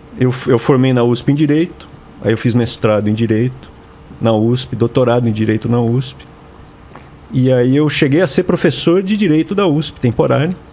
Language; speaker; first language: Portuguese; native; Portuguese